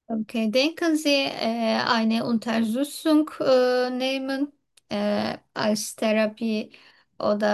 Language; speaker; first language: German; non-native, learner; Turkish